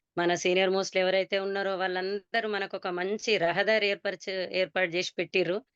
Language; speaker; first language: Telugu; native; Telugu